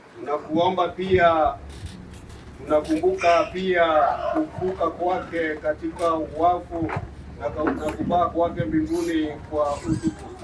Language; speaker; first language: Swahili; non-native, local second language; Embu